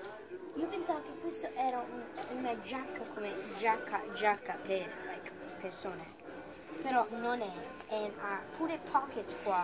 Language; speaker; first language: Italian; early bilingual, heritage; English